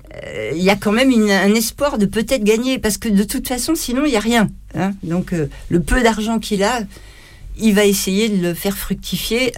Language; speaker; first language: French; native; French